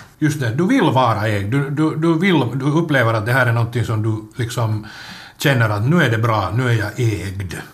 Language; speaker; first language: Swedish; native; Swedish